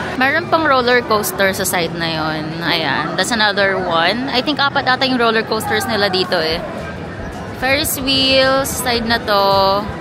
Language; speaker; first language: Filipino; native; Filipino